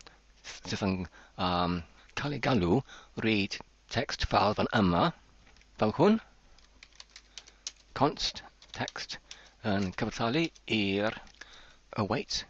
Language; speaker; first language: Welsh; non-native, learner; English